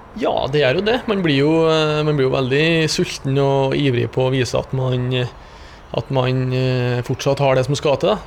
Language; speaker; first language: Norwegian; native; Norwegian